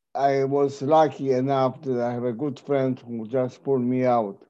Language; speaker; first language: English; non-native, fluent; Polish